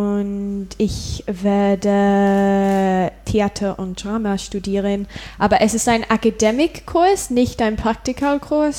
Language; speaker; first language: German; non-native, learner; English